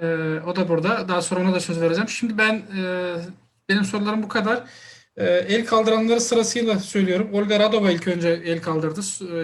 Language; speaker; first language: Turkish; native; Turkish